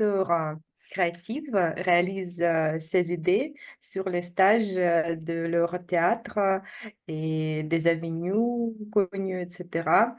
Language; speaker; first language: French; non-native, fluent; Russian